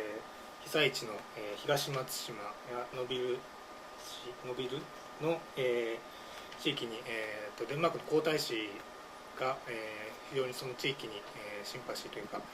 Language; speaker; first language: Japanese; native; Japanese